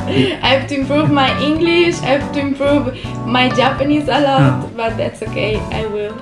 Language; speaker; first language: English; non-native, fluent; Italian